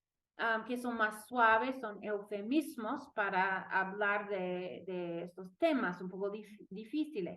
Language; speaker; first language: Spanish; non-native, fluent; English